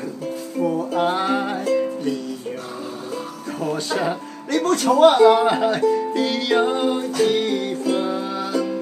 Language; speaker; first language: Chinese; native; Chinese